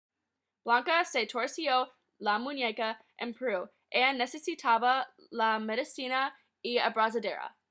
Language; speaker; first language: Spanish; non-native, learner; English